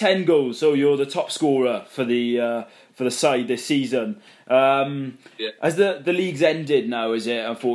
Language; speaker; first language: English; native; English